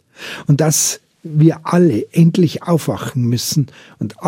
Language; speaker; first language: German; native; German